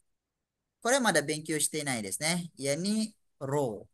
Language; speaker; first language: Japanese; non-native, fluent; Malay